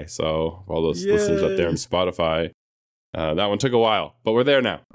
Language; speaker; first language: English; native; English